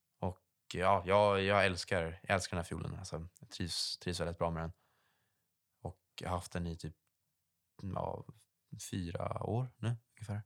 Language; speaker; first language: Swedish; native; Swedish